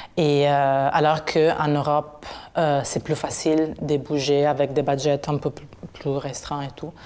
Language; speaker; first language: French; non-native, fluent; Italian